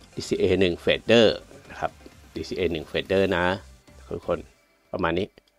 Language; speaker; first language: Thai; native; Thai